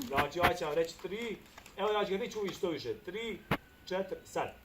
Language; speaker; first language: Bosnian; native; Bosnian